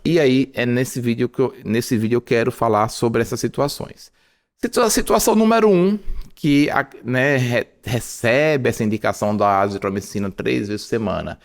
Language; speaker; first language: Portuguese; native; Portuguese